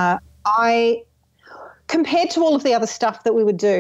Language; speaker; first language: English; native; English